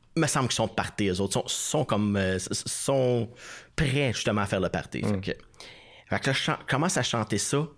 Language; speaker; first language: French; native; French